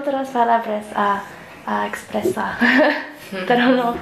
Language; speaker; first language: Spanish; non-native, learner; English